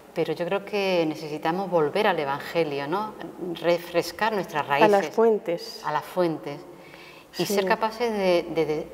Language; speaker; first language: Spanish; native; Spanish